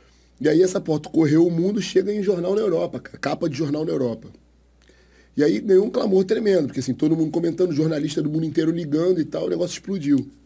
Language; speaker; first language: Portuguese; native; Portuguese